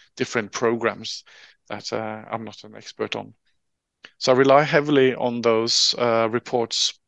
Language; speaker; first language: English; non-native, fluent; Norwegian